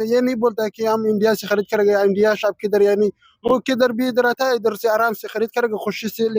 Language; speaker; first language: Hindi; non-native, local second language; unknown